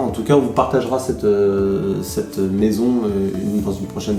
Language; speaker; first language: French; native; French